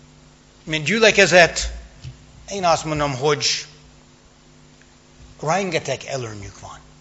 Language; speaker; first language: Hungarian; non-native, fluent; English